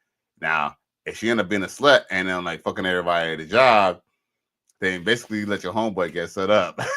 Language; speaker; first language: English; native; English